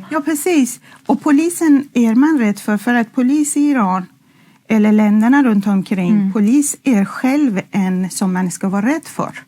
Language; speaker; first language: Swedish; non-native, fluent; Persian